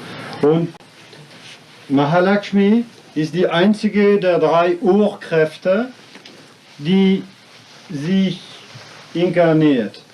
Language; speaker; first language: German; non-native, learner; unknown